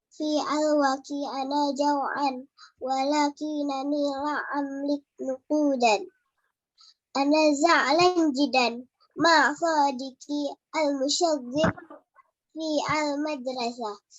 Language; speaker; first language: Arabic; non-native, learner; Indonesian